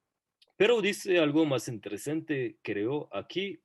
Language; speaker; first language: Spanish; non-native, fluent; French